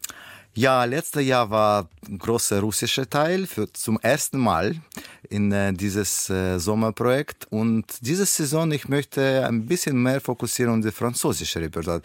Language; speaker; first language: German; non-native, learner; Russian